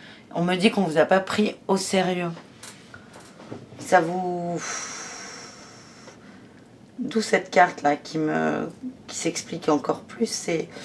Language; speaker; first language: French; native; French